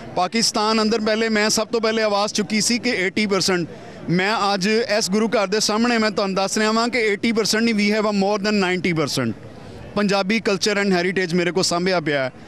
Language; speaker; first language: Punjabi; native; Punjabi